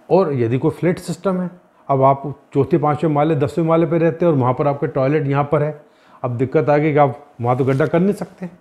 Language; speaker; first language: Hindi; native; Hindi